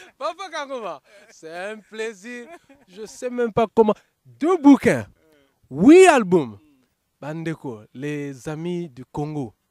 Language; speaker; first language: French; non-native, local second language; Lingala